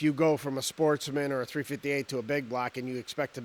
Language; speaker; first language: English; native; English